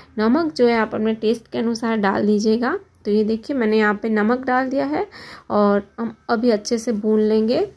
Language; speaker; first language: Hindi; non-native, local second language; Gujarati